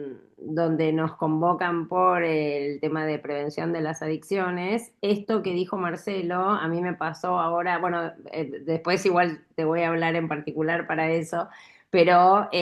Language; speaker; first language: Spanish; native; Spanish